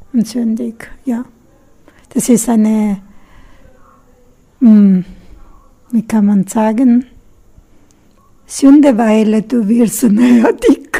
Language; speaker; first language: German; non-native, learner; Italian